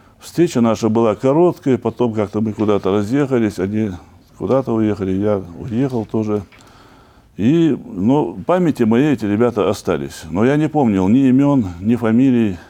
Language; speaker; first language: Russian; non-native, local second language; Chechen